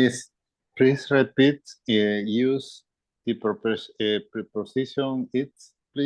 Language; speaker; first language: English; non-native, learner; Spanish